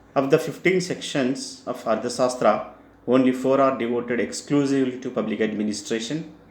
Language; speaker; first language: English; non-native, local second language; Telugu